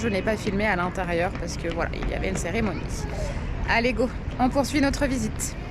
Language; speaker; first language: French; native; French